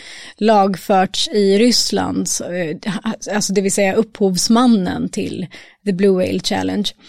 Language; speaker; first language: Swedish; native; Swedish